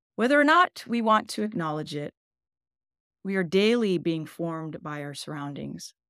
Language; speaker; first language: English; early bilingual, other home language; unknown